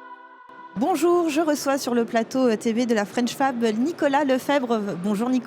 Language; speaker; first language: French; native; French